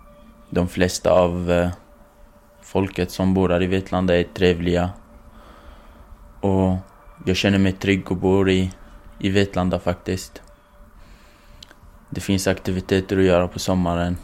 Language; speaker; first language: Swedish; non-native, fluent; Kurdish